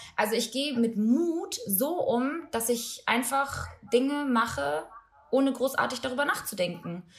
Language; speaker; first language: German; early bilingual, other home language; Albanian